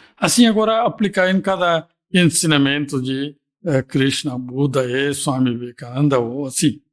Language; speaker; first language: Portuguese; non-native, fluent; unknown